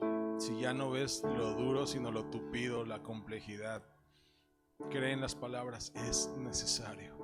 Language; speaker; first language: Spanish; native; Spanish